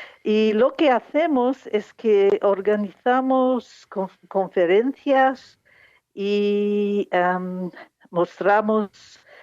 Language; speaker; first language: Spanish; non-native, fluent; English